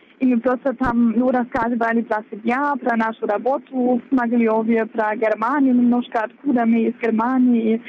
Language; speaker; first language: Russian; non-native, fluent; German